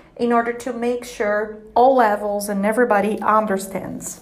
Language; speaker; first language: English; non-native, fluent; Portuguese